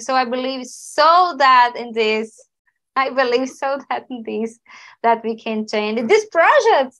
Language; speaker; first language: English; non-native, learner; Portuguese